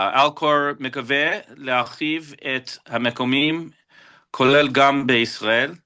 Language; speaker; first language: Hebrew; early bilingual, heritage; Hebrew